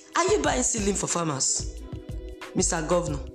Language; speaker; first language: English; non-native, local second language; Esan